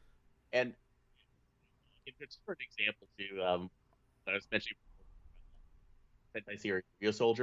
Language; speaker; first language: English; native; English